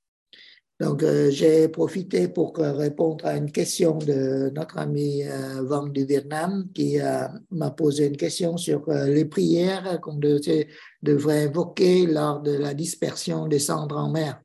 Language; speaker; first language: French; non-native, fluent; Vietnamese